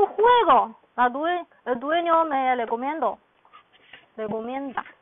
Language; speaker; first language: Spanish; non-native, learner; Chinese